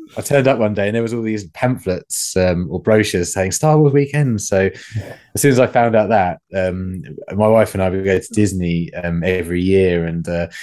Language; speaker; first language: English; native; English